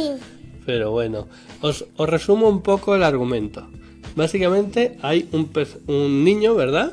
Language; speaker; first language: Spanish; native; Spanish